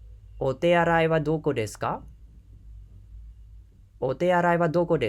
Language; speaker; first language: Japanese; non-native, fluent; Khmer